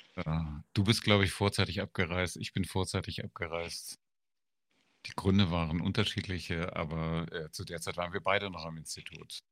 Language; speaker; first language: German; native; German